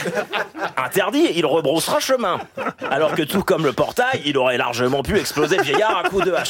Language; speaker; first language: French; native; French